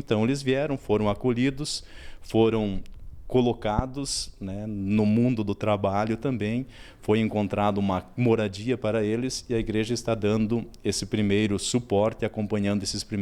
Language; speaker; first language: Portuguese; native; Portuguese